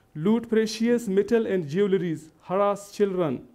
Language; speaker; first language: English; non-native, local second language; Baluchi